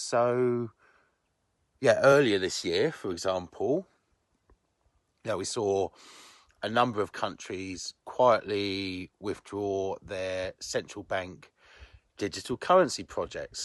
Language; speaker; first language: English; native; English